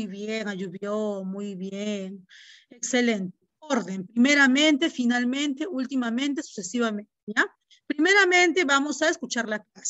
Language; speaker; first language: Spanish; native; Spanish